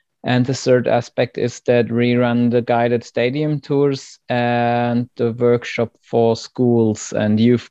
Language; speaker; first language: English; non-native, fluent; German